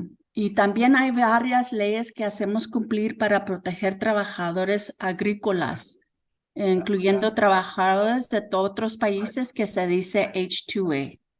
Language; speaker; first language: Spanish; early bilingual, heritage; Spanish